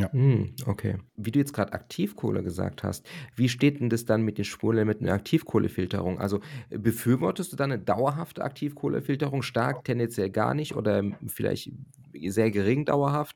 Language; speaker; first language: German; native; German